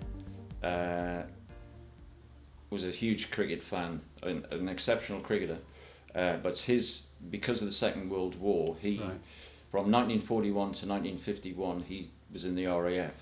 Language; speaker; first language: English; native; English